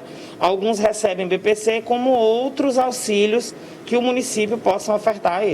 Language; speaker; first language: Portuguese; native; Portuguese